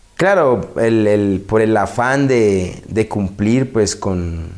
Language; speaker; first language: Spanish; native; Spanish